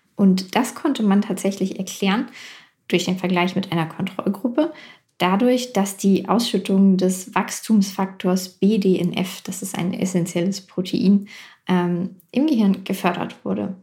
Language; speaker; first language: German; native; German